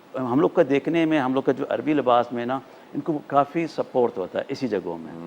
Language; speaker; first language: Urdu; non-native, fluent; Arabic